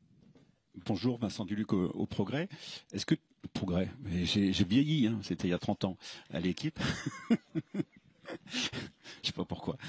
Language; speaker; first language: French; native; French